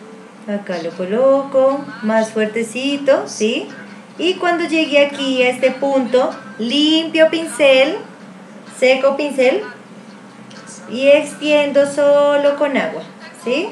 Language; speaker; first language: Spanish; native; Spanish